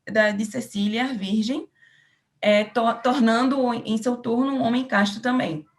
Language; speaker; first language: Portuguese; native; Portuguese